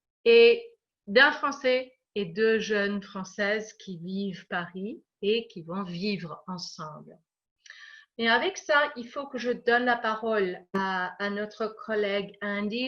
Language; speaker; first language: French; non-native, fluent; English